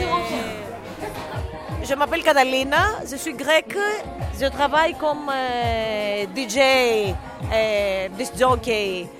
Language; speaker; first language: French; non-native, fluent; Greek